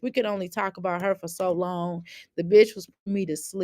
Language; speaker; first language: English; native; English